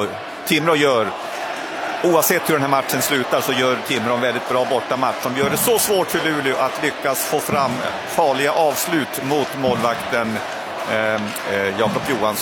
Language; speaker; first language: Swedish; native; Swedish